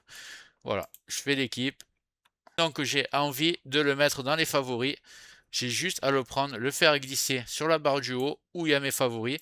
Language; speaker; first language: French; native; French